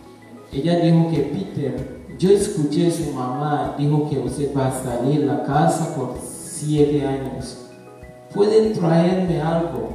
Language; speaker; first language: Spanish; non-native, learner; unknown